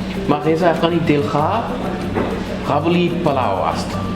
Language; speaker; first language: Persian; non-native, learner; English